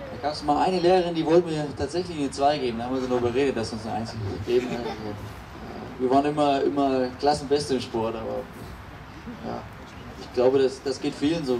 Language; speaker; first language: German; native; German